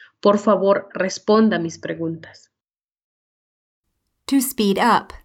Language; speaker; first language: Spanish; non-native, fluent; English